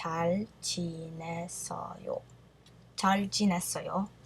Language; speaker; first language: Korean; early bilingual, heritage; Korean